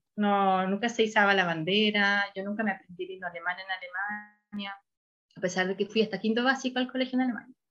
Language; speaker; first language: Spanish; early bilingual, heritage; Spanish